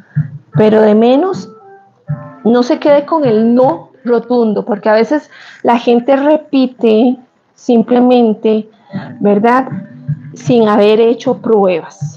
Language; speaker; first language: Spanish; native; Spanish